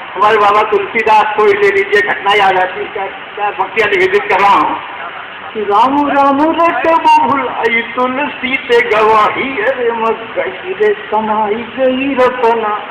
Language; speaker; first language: Hindi; native; Hindi